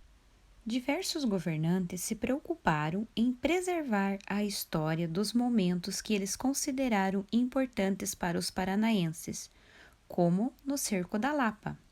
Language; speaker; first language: Portuguese; native; Portuguese